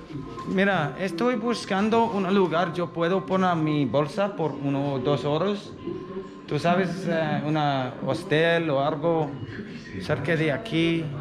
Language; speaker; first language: Spanish; non-native, learner; English